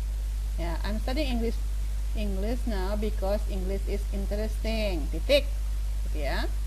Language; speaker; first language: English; non-native, fluent; Indonesian